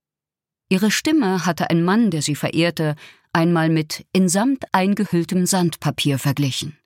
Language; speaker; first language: German; native; German